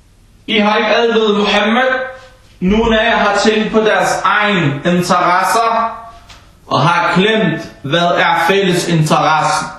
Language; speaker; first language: Danish; early bilingual, other home language; Arabic